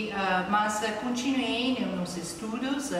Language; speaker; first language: Portuguese; non-native, fluent; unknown